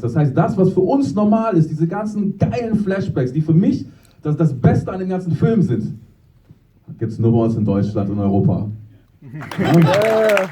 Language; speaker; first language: German; native; German